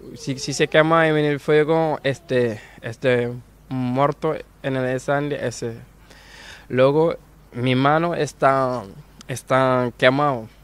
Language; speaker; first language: Spanish; non-native, learner; Wolof